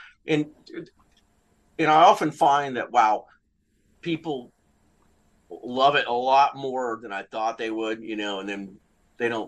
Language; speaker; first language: English; native; English